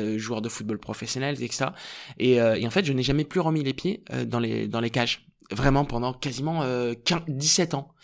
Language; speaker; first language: French; early bilingual, other home language; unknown